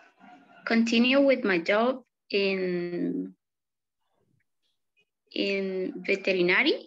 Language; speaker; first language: English; non-native, learner; Spanish